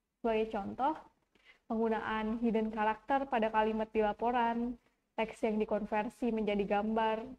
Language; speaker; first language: Indonesian; native; Indonesian